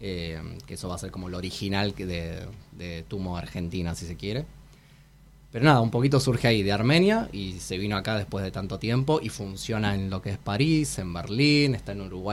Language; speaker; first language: Spanish; native; Spanish